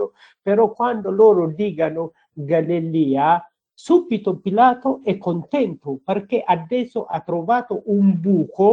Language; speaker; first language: Italian; non-native, learner; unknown